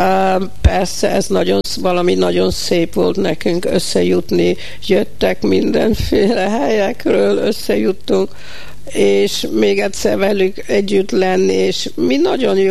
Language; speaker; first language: Hungarian; early bilingual, heritage; Hungarian